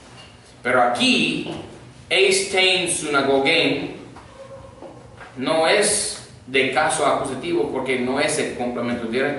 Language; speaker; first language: Spanish; non-native, fluent; English